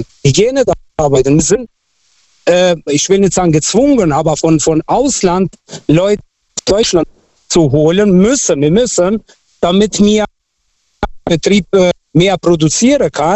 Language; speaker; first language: German; non-native, fluent; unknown